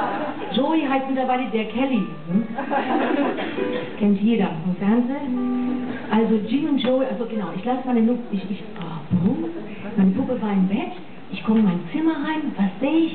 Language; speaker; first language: German; non-native, fluent; English